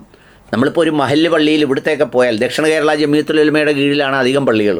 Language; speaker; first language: Malayalam; native; Malayalam